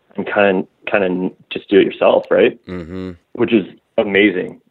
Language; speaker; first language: English; native; English